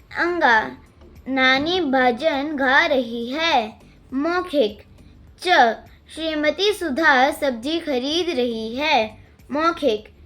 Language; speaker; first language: Hindi; non-native, local second language; Telugu